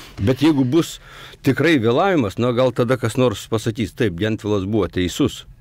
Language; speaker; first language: Lithuanian; native; Lithuanian